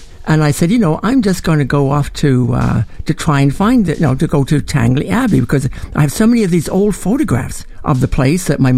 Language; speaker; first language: English; native; English